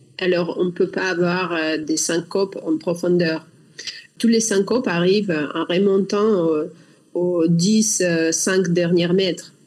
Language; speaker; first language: French; non-native, learner; Russian